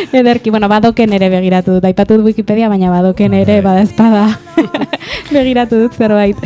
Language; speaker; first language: Basque; native; Basque